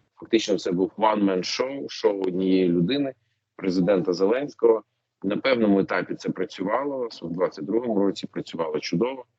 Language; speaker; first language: Ukrainian; non-native, local second language; Russian